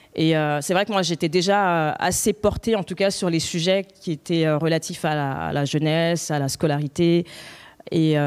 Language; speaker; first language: French; native; French